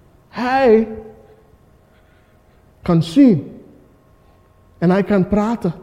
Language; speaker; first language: Dutch; non-native, fluent; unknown